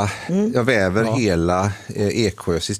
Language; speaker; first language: Swedish; native; Swedish